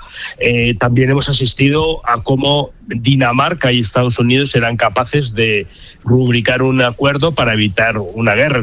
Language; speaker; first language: Spanish; native; Spanish